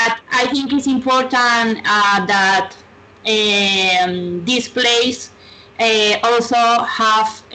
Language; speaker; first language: English; non-native, learner; Spanish